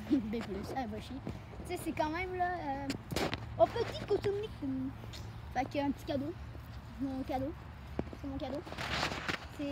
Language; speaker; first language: French; native; French